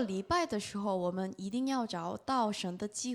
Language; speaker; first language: Chinese; non-native, fluent; Korean